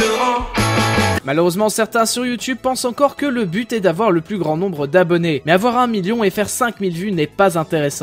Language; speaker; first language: French; native; French